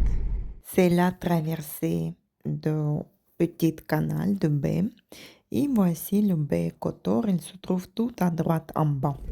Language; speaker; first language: French; non-native, fluent; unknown